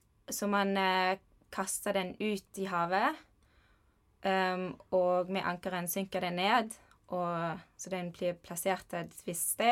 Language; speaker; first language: Norwegian; non-native, fluent; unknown